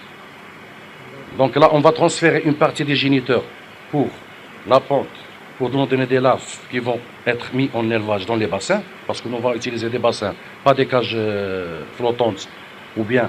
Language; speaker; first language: French; non-native, local second language; Arabic